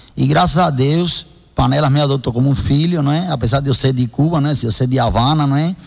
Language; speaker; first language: Portuguese; non-native, fluent; Spanish